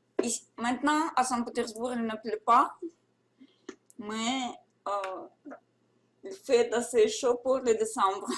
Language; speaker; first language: French; non-native, learner; Russian